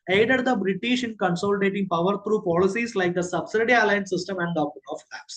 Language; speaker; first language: English; non-native, local second language; Malayalam